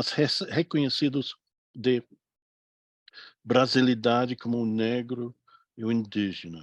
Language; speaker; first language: Portuguese; non-native, fluent; English